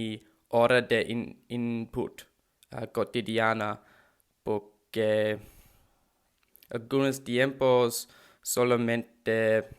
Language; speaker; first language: Spanish; non-native, learner; English